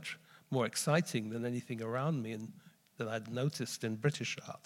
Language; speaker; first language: English; native; English